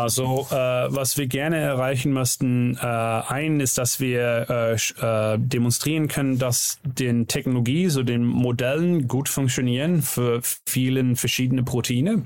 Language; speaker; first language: German; non-native, learner; Dutch